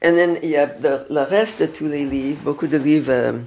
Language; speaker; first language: French; non-native, fluent; English